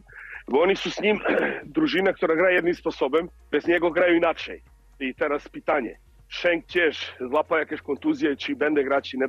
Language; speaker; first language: Polish; non-native, learner; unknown